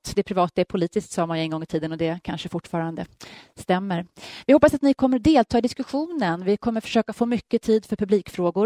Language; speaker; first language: Swedish; native; Swedish